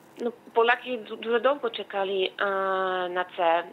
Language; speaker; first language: Polish; non-native, learner; Ukrainian